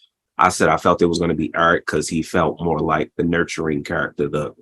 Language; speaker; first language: English; native; English